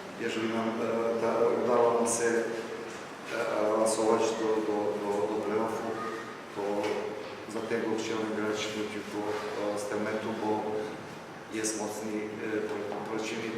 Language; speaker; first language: Polish; non-native, fluent; Slovenian